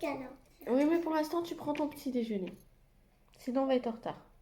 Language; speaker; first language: French; native; French